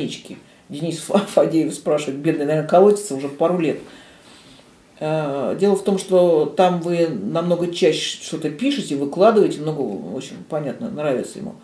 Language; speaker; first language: Russian; native; Russian